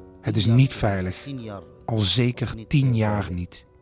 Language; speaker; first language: Dutch; non-native, learner; Arabic